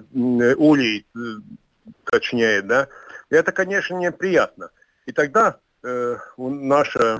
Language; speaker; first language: Russian; non-native, local second language; Latvian